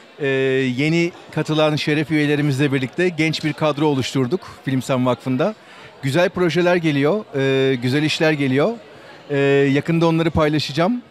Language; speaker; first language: Turkish; native; Turkish